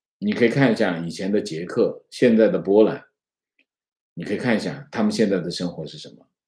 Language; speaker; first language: Chinese; native; Chinese